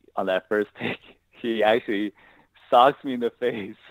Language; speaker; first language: English; native; English